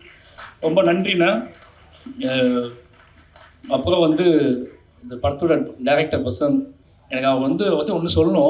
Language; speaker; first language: Tamil; native; Tamil